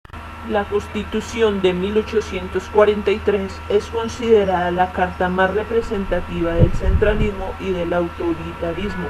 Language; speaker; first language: Spanish; native; Spanish